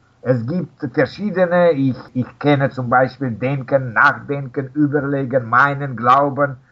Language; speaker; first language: German; non-native, fluent; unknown